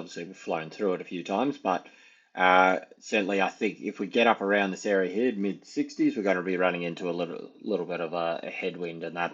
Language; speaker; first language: English; native; English